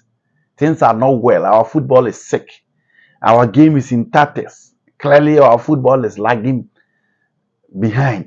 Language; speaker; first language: English; non-native, local second language; Akan